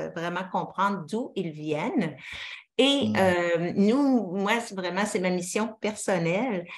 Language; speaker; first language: French; native; French